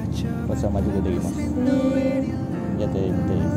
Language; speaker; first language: Japanese; non-native, fluent; Indonesian